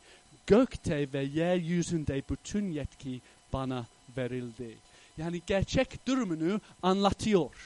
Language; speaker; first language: Turkish; non-native, fluent; English